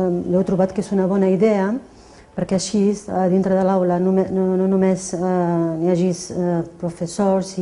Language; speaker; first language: Catalan; non-native, fluent; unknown